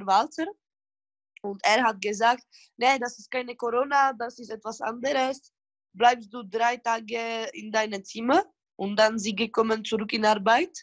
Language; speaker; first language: German; non-native, learner; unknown